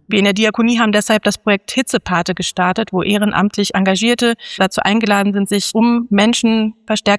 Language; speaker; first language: German; native; German